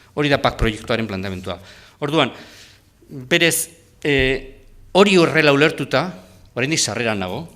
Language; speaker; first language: Basque; native; Basque